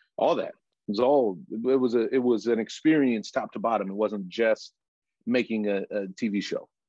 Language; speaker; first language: English; native; English